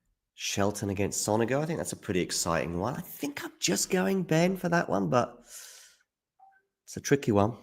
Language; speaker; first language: English; native; English